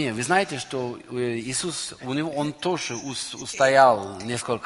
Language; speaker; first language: Russian; non-native, learner; Norwegian